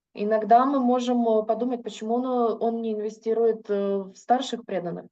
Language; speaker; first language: Russian; native; Russian